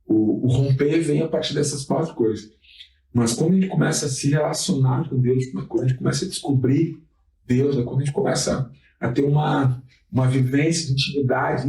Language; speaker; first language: Portuguese; native; Portuguese